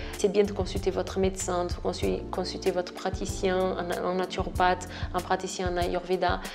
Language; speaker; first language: French; non-native, fluent; Portuguese